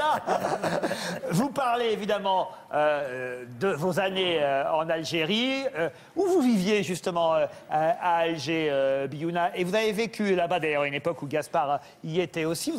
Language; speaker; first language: French; native; French